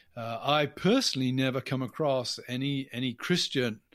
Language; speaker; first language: English; native; English